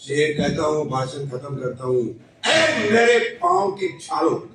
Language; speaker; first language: Hindi; non-native, local second language; Marathi